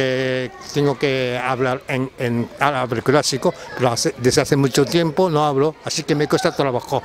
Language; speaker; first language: Spanish; non-native, fluent; Japanese